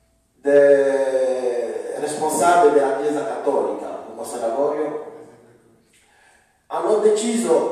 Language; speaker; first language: Italian; non-native, fluent; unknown